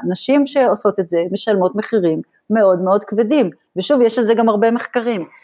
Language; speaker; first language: Hebrew; native; Hebrew